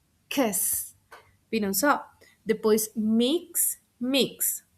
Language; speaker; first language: Portuguese; non-native, fluent; Spanish